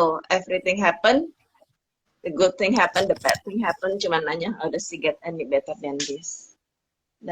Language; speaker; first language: English; non-native, local second language; Indonesian